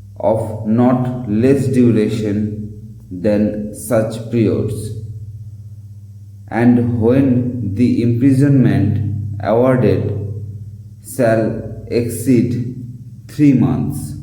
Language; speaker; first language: English; non-native, local second language; Bangla